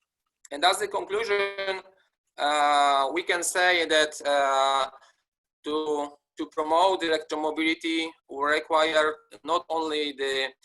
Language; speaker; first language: English; non-native, fluent; Polish